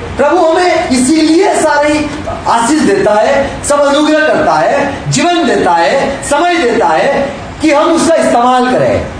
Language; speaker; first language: Hindi; non-native, local second language; Gujarati